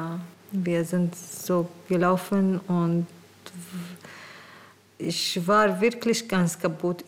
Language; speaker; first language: German; non-native, learner; Arabic